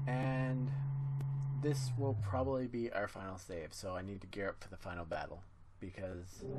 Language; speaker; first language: English; native; English